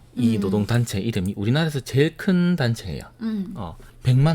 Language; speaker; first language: Korean; native; Korean